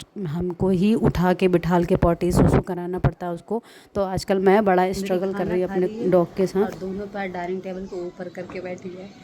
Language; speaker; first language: Hindi; native; Hindi